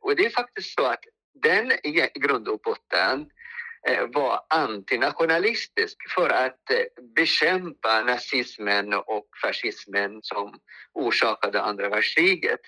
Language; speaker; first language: Swedish; non-native, fluent; Arabic